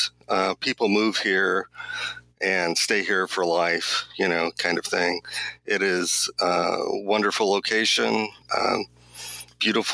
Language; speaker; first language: English; native; English